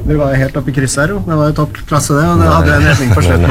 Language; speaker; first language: Norwegian; native; Norwegian